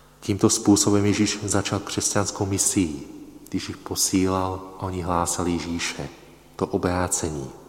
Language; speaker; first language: Czech; non-native, fluent; Polish